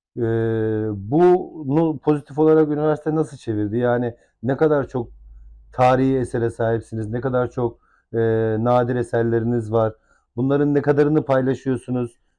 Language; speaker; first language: Turkish; native; Turkish